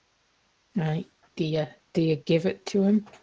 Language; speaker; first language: English; native; English